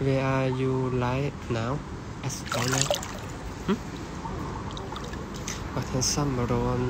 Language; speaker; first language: English; non-native, learner; Thai